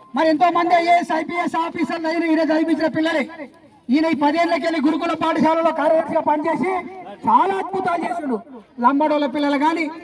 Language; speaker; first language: Telugu; native; Telugu